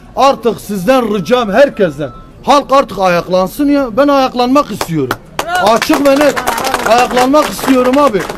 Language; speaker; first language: Turkish; non-native, local second language; Kurdish